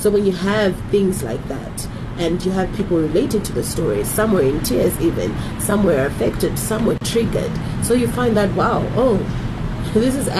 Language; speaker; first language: English; non-native, local second language; Shona